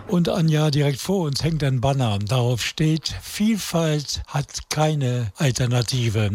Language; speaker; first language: German; native; German